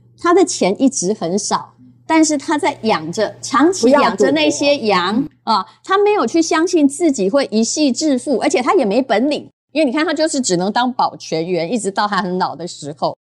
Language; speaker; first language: Chinese; native; Chinese